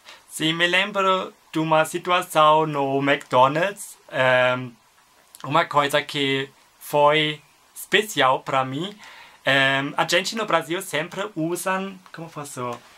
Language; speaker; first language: Portuguese; non-native, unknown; German